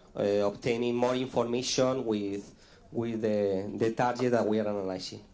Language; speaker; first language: English; non-native, fluent; Spanish